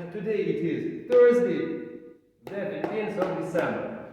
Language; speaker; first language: English; non-native, fluent; Ukrainian